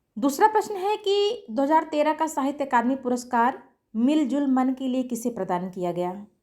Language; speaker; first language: Hindi; native; Hindi